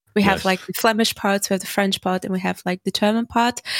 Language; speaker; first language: English; non-native, fluent; Dutch